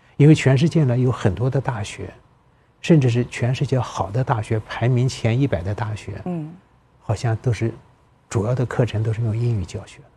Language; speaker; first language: Chinese; native; Chinese